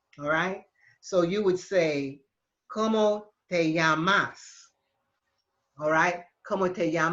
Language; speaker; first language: Spanish; non-native, fluent; English